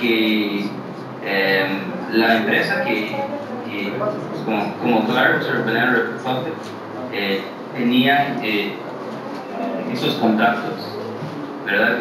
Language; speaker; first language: Spanish; early bilingual, heritage; English